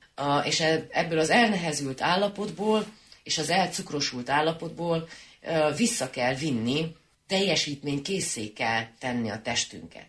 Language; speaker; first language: Hungarian; native; Hungarian